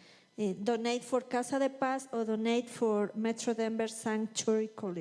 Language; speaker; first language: English; non-native, learner; Spanish